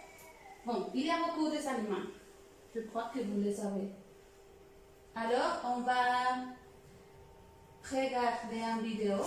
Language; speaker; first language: French; non-native, learner; Spanish